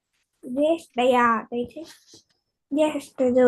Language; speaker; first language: English; non-native, learner; Vietnamese